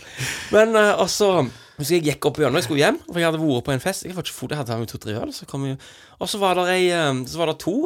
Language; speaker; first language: Norwegian; native; Norwegian